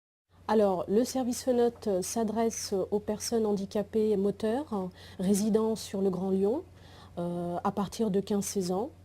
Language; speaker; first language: French; native; French